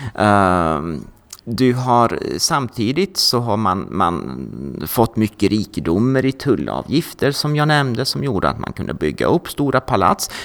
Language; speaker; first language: Swedish; non-native, fluent; Norwegian